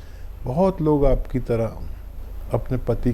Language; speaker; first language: Hindi; native; Hindi